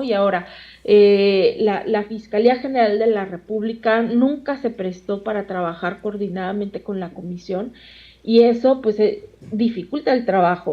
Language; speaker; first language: Spanish; native; Spanish